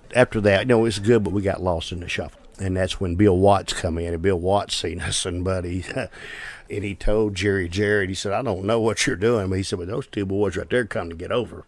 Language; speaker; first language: English; native; English